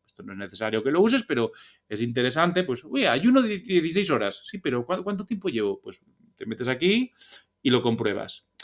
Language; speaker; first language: Spanish; native; Spanish